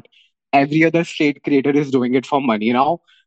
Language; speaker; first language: English; non-native, local second language; Hindi